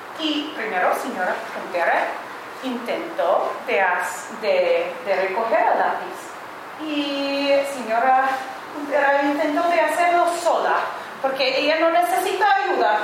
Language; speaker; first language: Spanish; non-native, learner; English